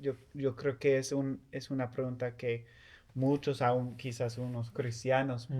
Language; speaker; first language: Spanish; non-native, fluent; English